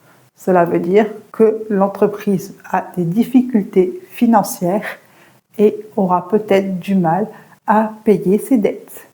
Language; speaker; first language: French; native; French